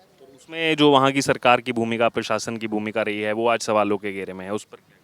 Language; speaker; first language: Hindi; native; Hindi